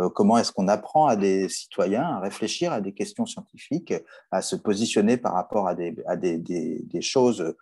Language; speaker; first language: French; native; French